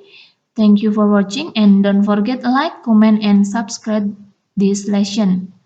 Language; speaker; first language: English; non-native, learner; Indonesian